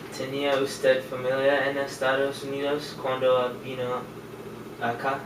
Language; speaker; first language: Spanish; non-native, learner; English